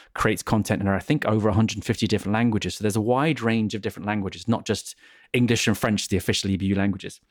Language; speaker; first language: English; native; English